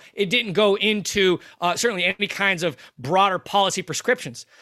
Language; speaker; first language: English; native; English